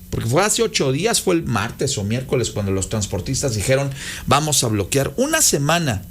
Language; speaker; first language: Spanish; native; Spanish